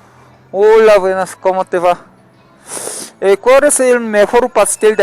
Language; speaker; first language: Spanish; non-native, learner; Korean